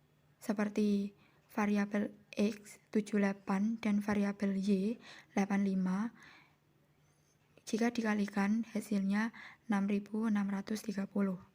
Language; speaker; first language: Indonesian; native; Indonesian